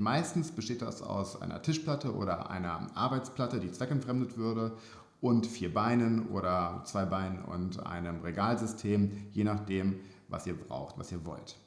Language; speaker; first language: German; native; German